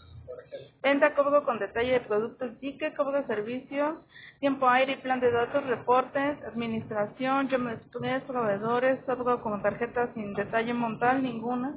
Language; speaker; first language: Spanish; native; Spanish